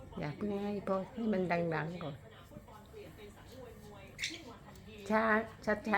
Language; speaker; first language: Thai; native; Thai